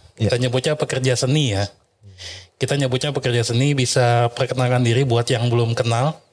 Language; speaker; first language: Indonesian; native; Indonesian